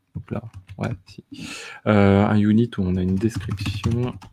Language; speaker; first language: French; native; French